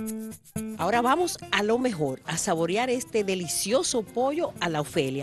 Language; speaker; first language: Spanish; native; Spanish